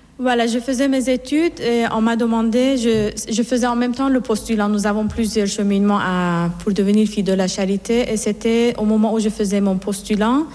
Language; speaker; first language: French; non-native, fluent; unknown